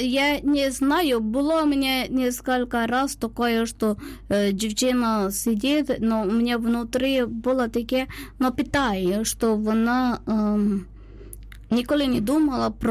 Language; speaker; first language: Ukrainian; non-native, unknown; Malayalam